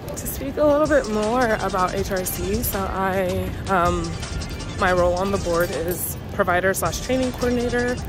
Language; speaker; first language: English; native; English